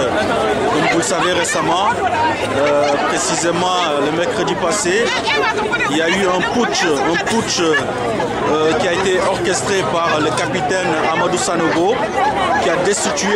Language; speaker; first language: French; non-native, local second language; Soninke